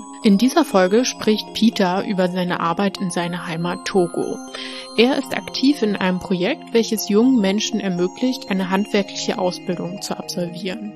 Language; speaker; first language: German; native; German